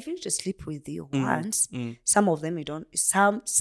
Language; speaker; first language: English; non-native, local second language; Kinyarwanda